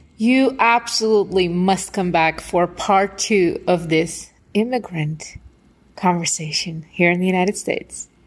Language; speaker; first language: English; non-native, fluent; Czech